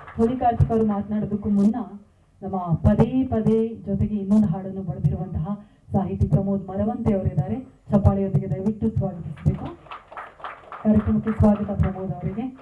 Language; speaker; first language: Kannada; native; Kannada